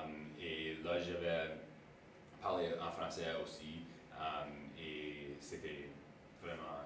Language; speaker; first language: French; non-native, local second language; English